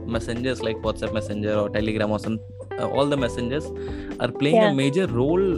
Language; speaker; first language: English; non-native, local second language; Hindi